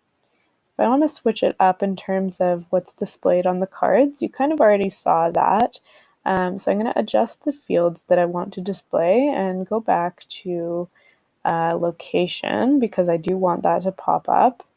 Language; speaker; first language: English; native; English